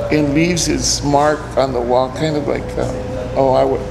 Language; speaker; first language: English; early bilingual, other home language; Spanish